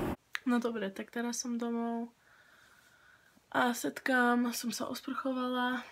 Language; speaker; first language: Slovak; early bilingual, heritage; Slovak